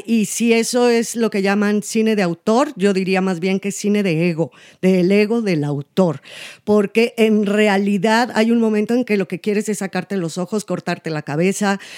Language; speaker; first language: Spanish; native; Spanish